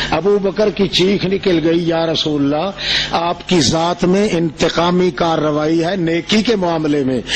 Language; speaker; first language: Urdu; non-native, local second language; Saraiki